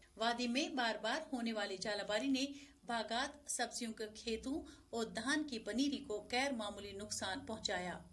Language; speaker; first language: Urdu; non-native, local second language; Kashmiri